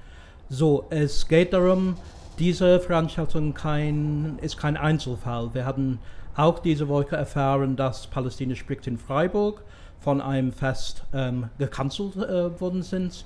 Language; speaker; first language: German; non-native, fluent; English